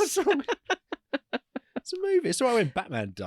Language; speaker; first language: English; native; English